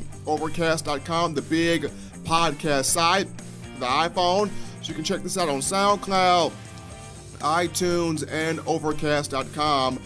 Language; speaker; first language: English; native; English